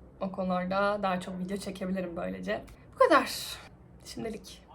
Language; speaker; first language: Turkish; native; Turkish